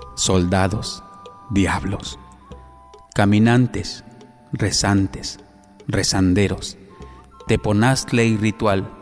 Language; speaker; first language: Spanish; native; Spanish